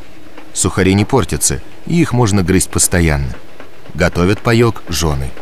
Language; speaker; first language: Russian; native; Russian